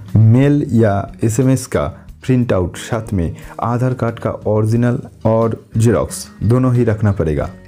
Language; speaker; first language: Hindi; non-native, local second language; Bangla